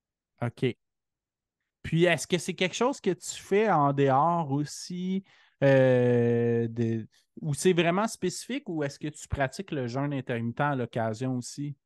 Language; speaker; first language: French; native; French